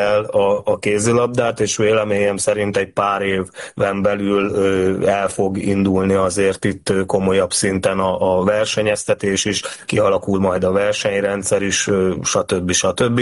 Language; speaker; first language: Hungarian; native; Hungarian